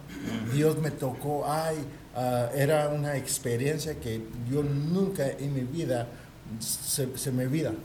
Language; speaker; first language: Spanish; early bilingual, heritage; Spanish